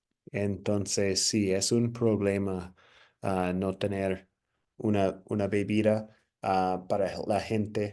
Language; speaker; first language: Spanish; non-native, fluent; English